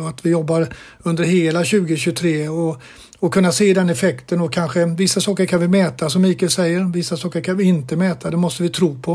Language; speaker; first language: Swedish; native; Swedish